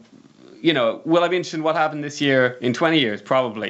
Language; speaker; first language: English; native; English